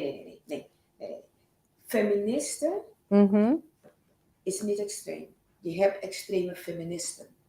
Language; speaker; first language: Dutch; non-native, local second language; Papiamento